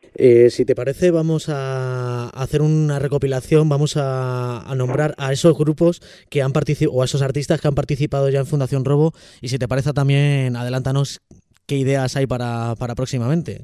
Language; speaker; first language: Spanish; native; Spanish